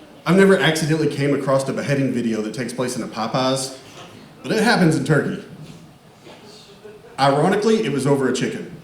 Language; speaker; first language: English; native; English